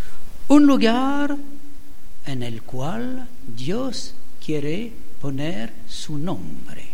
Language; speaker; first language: Spanish; non-native, fluent; French